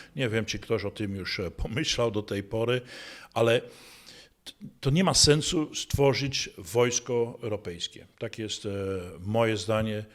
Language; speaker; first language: Polish; non-native, fluent; Dutch